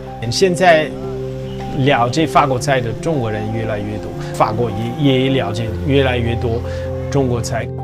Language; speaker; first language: Chinese; non-native, fluent; French